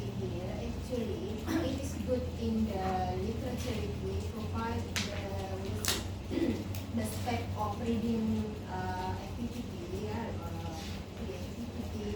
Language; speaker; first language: English; non-native, fluent; Indonesian